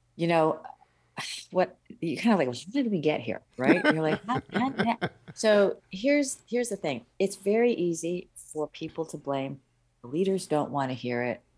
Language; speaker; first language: English; early bilingual, other home language; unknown